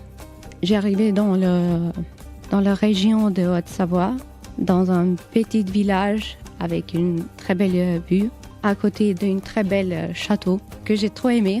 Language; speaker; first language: French; non-native, learner; Albanian